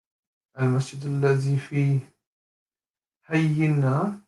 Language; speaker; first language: Arabic; non-native, learner; English